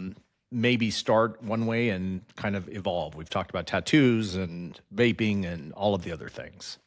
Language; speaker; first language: English; native; English